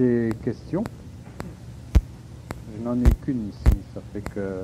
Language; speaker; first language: French; native; French